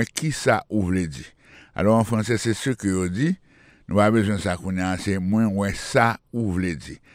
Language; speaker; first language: French; non-native, learner; Haitian Creole